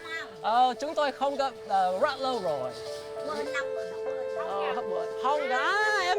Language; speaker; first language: Vietnamese; early bilingual, heritage; English